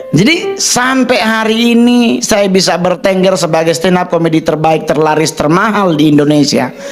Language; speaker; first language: Indonesian; native; Indonesian